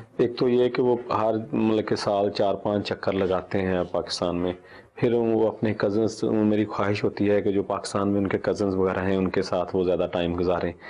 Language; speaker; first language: Urdu; non-native, local second language; Punjabi